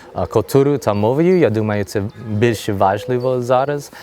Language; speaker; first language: Ukrainian; non-native, learner; English